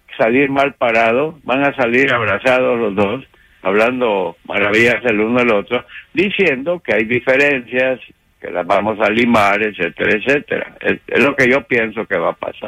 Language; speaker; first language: Spanish; native; Spanish